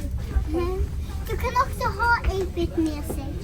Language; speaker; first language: Swedish; early bilingual, other home language; Mongolian